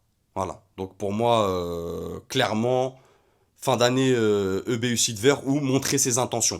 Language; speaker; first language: French; native; French